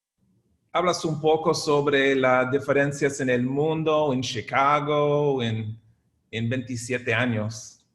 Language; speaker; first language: Spanish; non-native, fluent; English